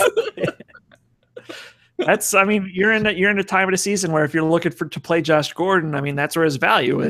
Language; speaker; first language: English; native; English